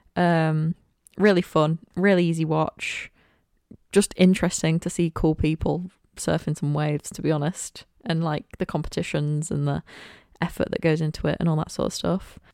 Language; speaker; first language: English; native; English